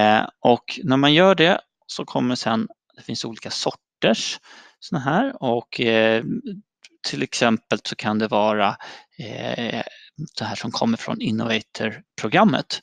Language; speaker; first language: Swedish; native; Swedish